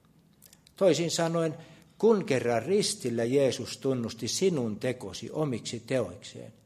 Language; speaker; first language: Finnish; native; Finnish